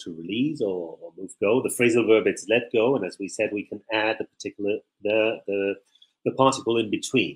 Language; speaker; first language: English; non-native, fluent; Spanish